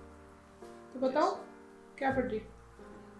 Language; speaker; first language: Hindi; native; Hindi